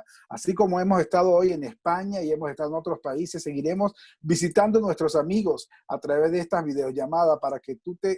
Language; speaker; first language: Spanish; native; Spanish